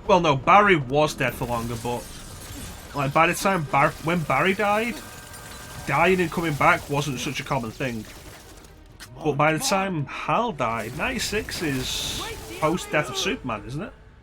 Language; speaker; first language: English; native; English